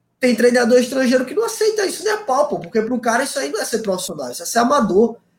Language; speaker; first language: Portuguese; native; Portuguese